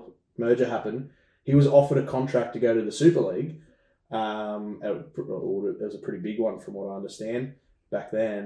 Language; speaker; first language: English; native; English